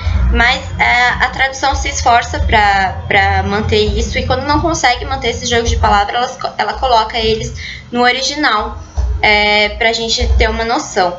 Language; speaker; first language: Portuguese; native; Portuguese